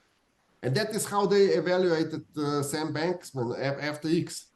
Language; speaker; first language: English; non-native, fluent; Slovenian